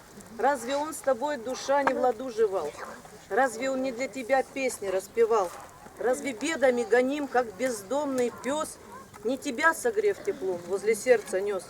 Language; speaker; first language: Russian; native; Russian